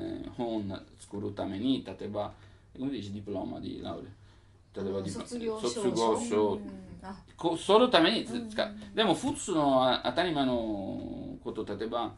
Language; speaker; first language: Japanese; non-native, learner; Italian